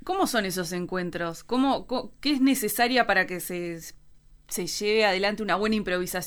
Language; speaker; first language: Spanish; native; Spanish